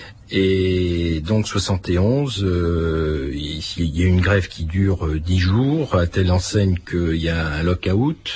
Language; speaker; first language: French; native; French